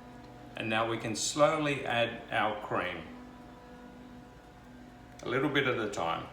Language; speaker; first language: English; native; English